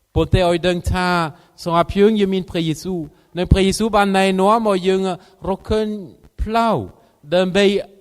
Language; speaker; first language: Khmer; non-native, fluent; French